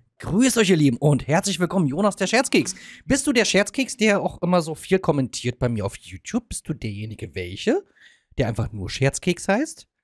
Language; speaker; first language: German; native; German